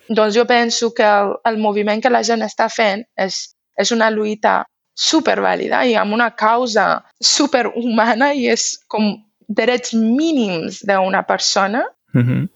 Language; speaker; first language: Catalan; non-native, fluent; Persian